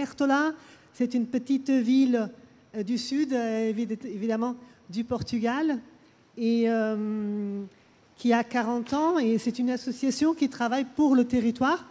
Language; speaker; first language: French; non-native, fluent; Portuguese